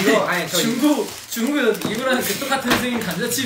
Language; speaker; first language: Korean; non-native, fluent; Chinese